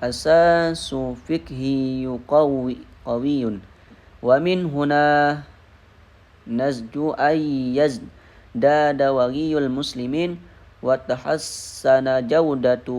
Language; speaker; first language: Arabic; non-native, learner; Indonesian